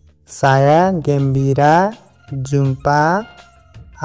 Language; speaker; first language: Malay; non-native, learner; Nepali